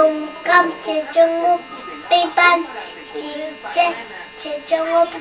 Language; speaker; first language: Cantonese; early bilingual, heritage; Cantonese